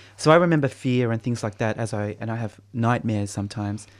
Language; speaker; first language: English; native; English